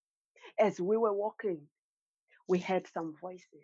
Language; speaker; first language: English; non-native, local second language; Xhosa